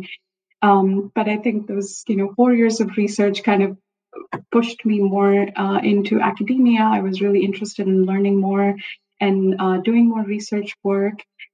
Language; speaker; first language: English; non-native, local second language; Hindi